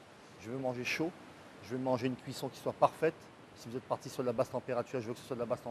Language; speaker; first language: French; native; French